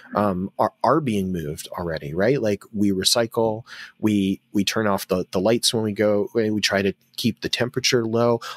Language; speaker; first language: English; native; English